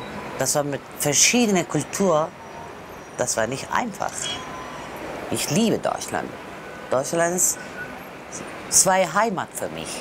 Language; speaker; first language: German; non-native, learner; Persian